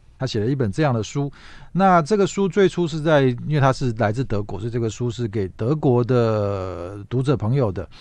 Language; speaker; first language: Chinese; native; Chinese